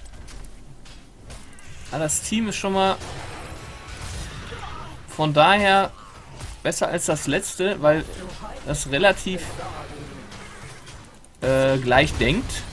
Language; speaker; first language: German; native; German